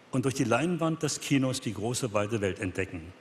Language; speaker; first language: German; native; German